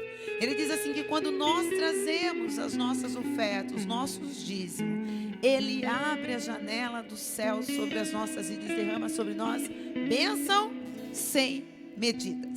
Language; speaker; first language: Portuguese; native; Portuguese